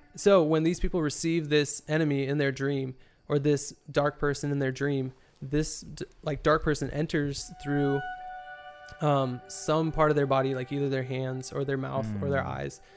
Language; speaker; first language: English; early bilingual, heritage; English